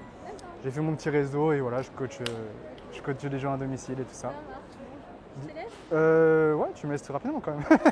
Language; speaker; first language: French; native; French